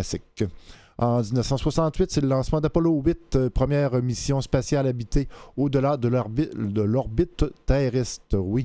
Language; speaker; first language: French; native; French